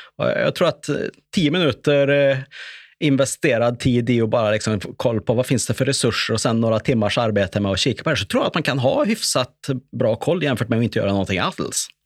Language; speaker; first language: Swedish; native; Swedish